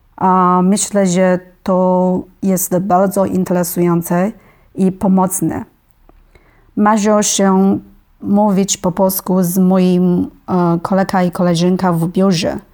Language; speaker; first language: Polish; non-native, learner; Chinese